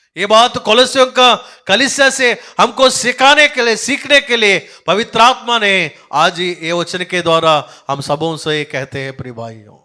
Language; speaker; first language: Hindi; non-native, local second language; Telugu